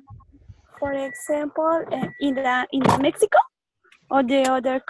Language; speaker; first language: English; non-native, learner; Spanish